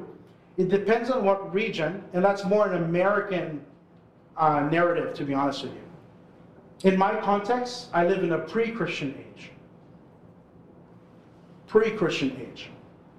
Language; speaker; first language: English; non-native, local second language; Filipino